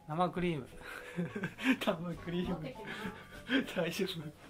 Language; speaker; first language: Japanese; native; Japanese